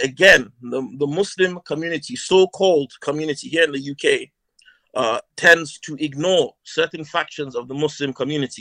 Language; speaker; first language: English; non-native, local second language; Hausa